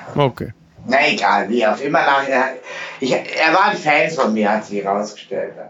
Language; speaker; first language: German; native; German